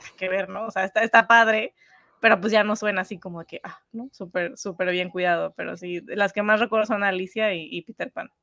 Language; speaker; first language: Spanish; native; Spanish